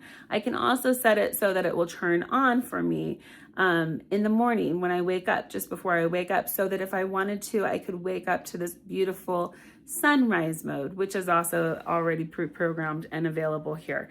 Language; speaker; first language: English; native; English